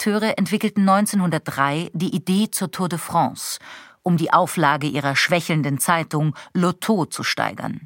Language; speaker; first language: German; native; German